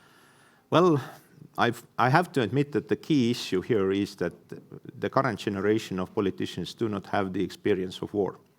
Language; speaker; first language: English; non-native, fluent; Estonian